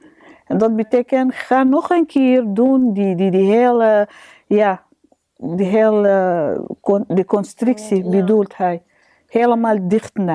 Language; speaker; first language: Dutch; non-native, learner; Arabic